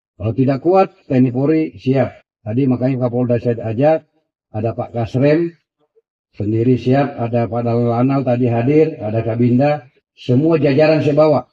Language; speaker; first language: Indonesian; non-native, local second language; Buginese